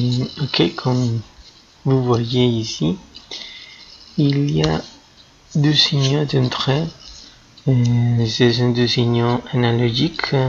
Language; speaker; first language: French; non-native, fluent; Spanish